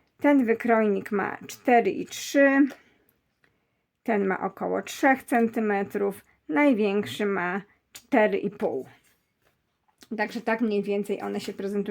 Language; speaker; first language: Polish; native; Polish